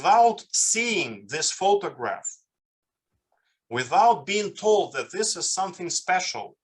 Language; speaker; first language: English; non-native, fluent; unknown